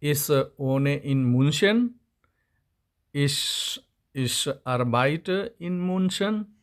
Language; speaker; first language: German; non-native, learner; Hindi